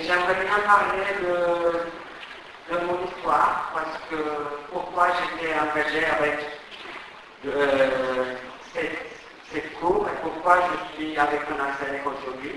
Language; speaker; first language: French; non-native, fluent; Turkish